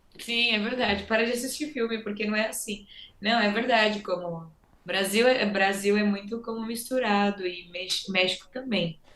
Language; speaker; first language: Portuguese; native; Portuguese